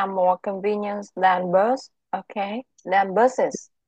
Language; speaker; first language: English; non-native, local second language; Vietnamese